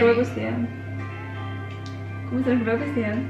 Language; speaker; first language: Afrikaans; non-native, learner; Dutch